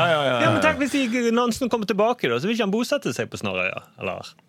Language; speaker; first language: Norwegian; native; Norwegian